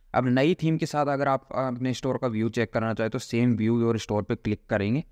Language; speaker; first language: Hindi; native; Hindi